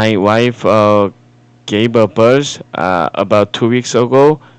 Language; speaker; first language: English; non-native, fluent; Korean